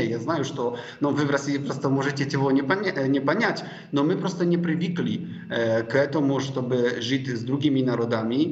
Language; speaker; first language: Russian; non-native, fluent; Polish